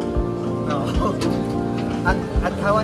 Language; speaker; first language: English; non-native, learner; Chinese